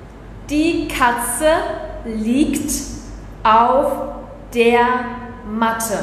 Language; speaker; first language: German; early bilingual, other home language; Vietnamese